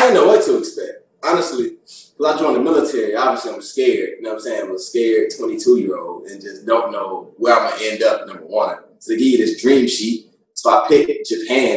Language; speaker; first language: English; native; English